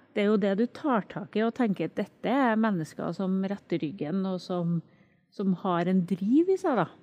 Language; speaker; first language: Norwegian; native; Norwegian